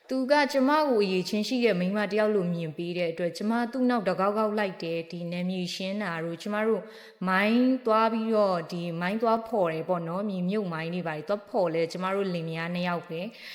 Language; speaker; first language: Burmese; non-native, local second language; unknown